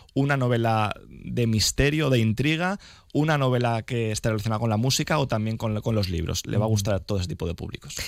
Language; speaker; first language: Spanish; native; Spanish